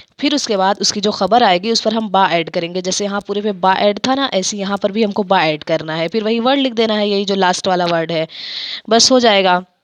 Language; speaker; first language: Urdu; native; Urdu